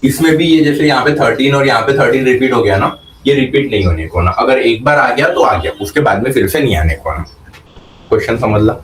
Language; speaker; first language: Hindi; non-native, local second language; Marathi